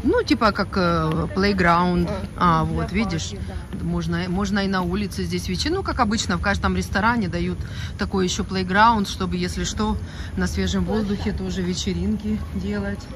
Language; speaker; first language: Russian; native; Russian